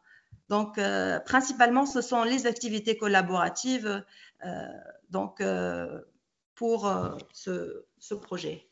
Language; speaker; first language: French; non-native, local second language; Arabic